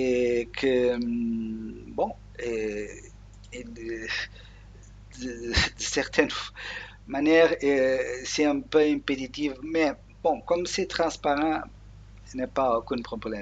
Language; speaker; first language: French; non-native, learner; Portuguese